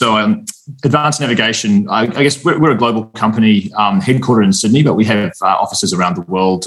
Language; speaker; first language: English; native; English